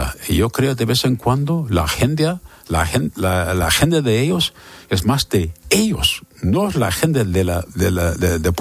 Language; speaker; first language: Spanish; non-native, learner; English